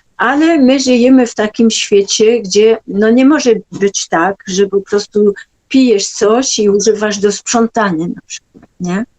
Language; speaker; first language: Polish; non-native, fluent; French